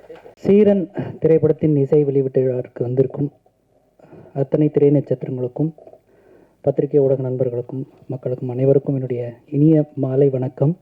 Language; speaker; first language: Tamil; native; Tamil